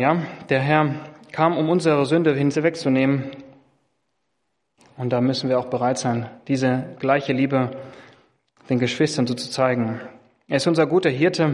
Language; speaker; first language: German; non-native, fluent; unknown